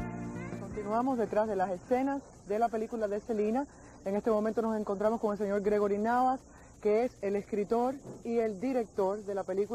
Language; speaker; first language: Spanish; native; Spanish